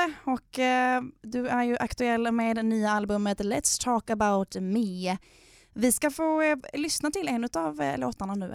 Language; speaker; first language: Swedish; native; Swedish